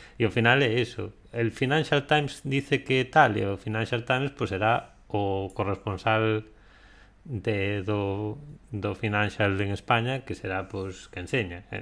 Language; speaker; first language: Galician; non-native, local second language; Spanish